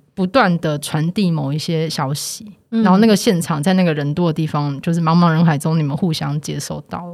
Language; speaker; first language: Chinese; native; Chinese